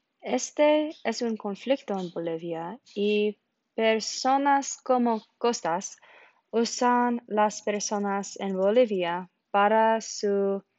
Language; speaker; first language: Spanish; non-native, learner; English